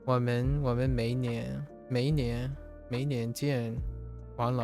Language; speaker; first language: Chinese; non-native, learner; English